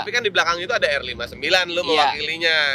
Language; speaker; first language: Indonesian; native; Indonesian